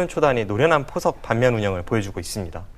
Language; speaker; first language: Korean; native; Korean